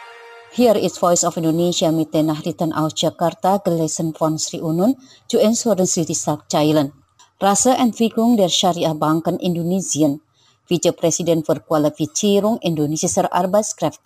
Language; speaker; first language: German; non-native, fluent; Indonesian